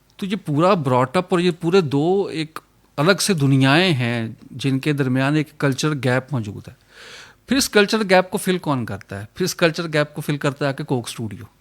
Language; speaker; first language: Urdu; non-native, local second language; Punjabi